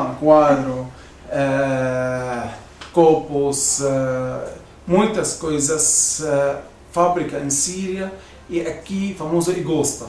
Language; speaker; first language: Portuguese; non-native, learner; Arabic